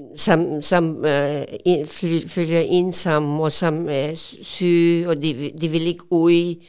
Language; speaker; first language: Danish; non-native, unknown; Urdu